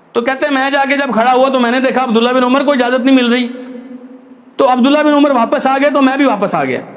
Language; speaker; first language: Urdu; non-native, local second language; Punjabi